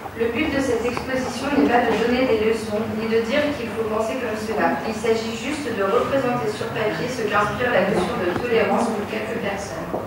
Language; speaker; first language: French; native; French